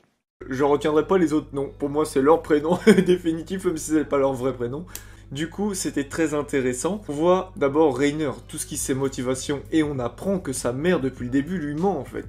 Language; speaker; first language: French; native; French